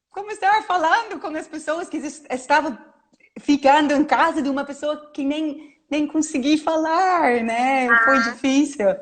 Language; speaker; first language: Portuguese; non-native, fluent; English